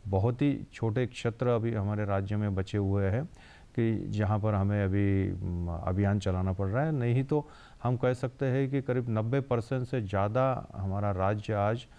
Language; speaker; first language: Hindi; non-native, local second language; Marathi